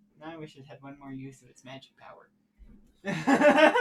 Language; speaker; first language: English; native; English